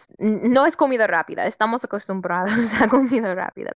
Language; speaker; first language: Spanish; non-native, fluent; English